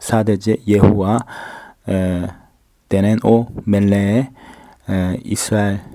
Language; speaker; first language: Turkish; non-native, fluent; Korean